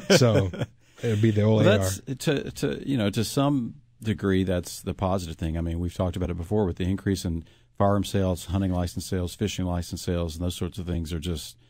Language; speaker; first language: English; native; English